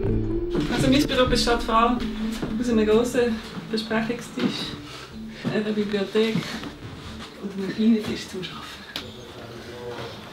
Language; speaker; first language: German; native; German